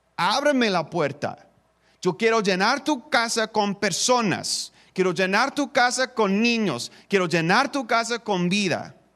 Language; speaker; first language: Spanish; non-native, fluent; English